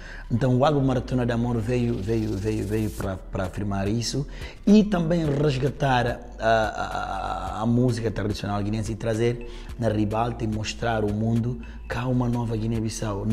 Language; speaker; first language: Portuguese; non-native, local second language; Upper Guinea Crioulo